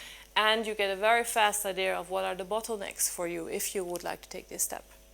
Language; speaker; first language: English; non-native, fluent; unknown